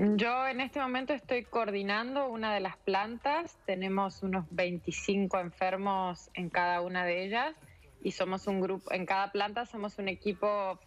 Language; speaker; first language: Spanish; native; Spanish